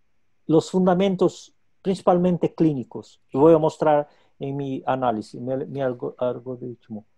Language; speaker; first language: Spanish; non-native, local second language; Portuguese